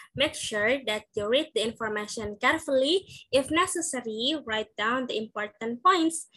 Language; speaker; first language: English; non-native, fluent; Indonesian